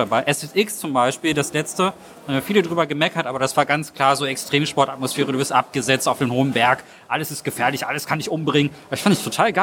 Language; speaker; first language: German; native; German